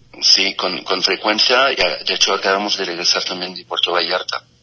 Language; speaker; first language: Spanish; non-native, fluent; French